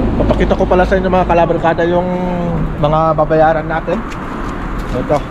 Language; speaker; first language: Filipino; native; Filipino